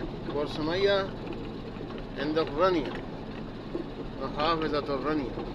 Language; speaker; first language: Arabic; non-native, fluent; Urdu